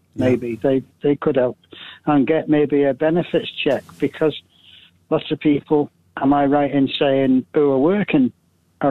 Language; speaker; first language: English; native; English